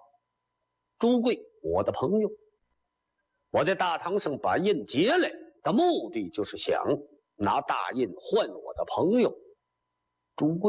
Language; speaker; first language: Chinese; native; Chinese